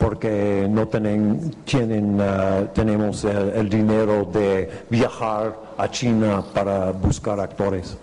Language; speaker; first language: Spanish; non-native, fluent; English